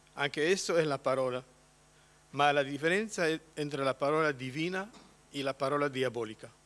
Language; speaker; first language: Italian; non-native, learner; Polish